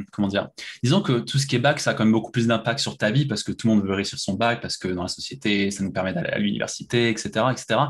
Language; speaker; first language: French; native; French